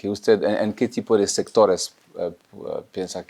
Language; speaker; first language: Spanish; non-native, fluent; French